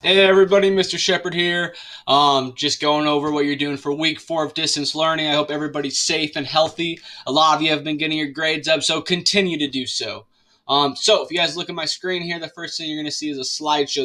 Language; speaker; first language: English; native; English